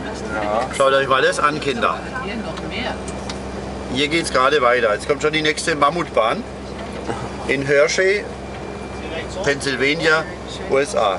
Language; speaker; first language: German; native; German